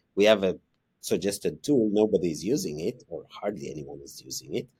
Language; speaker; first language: English; non-native, fluent; Hebrew